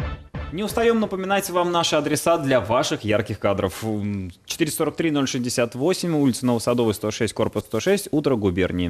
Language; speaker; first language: Russian; native; Russian